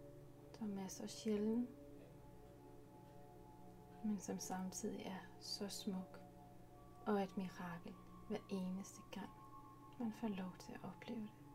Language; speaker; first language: Danish; native; Danish